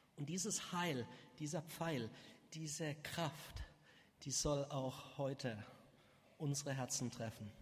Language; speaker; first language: German; native; German